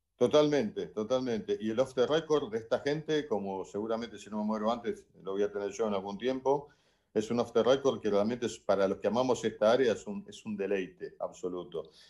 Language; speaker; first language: Spanish; native; Spanish